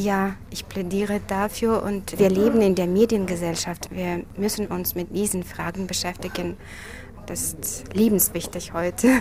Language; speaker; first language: German; non-native, fluent; Russian